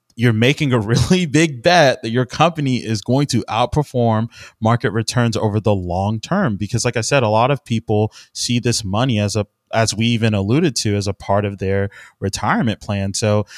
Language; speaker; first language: English; native; English